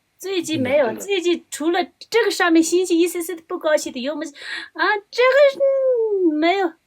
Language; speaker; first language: Chinese; non-native, local second language; Tibetan